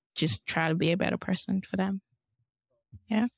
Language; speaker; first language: English; non-native, local second language; Yoruba